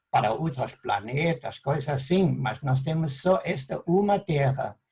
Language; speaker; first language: Portuguese; non-native, fluent; German